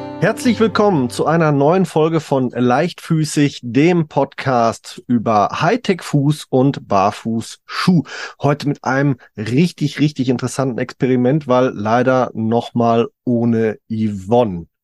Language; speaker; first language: German; native; German